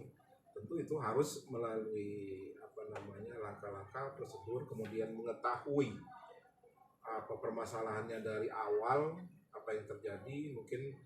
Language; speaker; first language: Indonesian; native; Indonesian